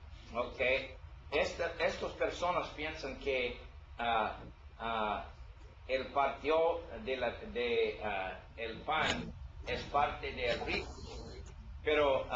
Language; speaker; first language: Spanish; non-native, learner; English